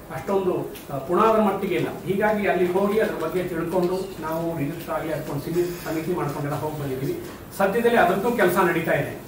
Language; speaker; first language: Kannada; native; Kannada